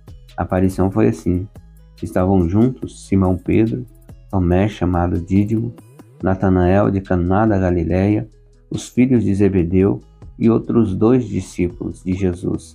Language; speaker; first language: Portuguese; native; Portuguese